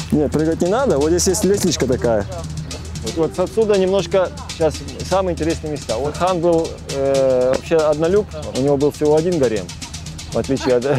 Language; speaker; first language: Russian; non-native, local second language; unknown